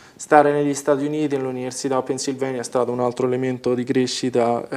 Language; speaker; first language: Italian; native; Italian